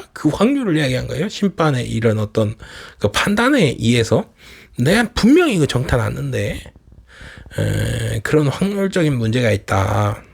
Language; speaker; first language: Korean; native; Korean